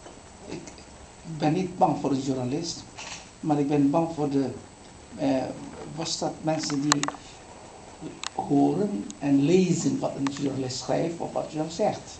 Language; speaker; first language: Dutch; non-native, fluent; Indonesian